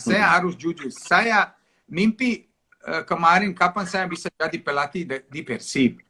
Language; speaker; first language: Indonesian; non-native, fluent; Serbian